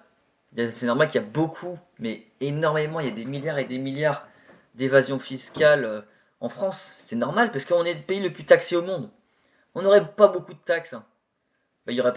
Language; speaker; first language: French; native; French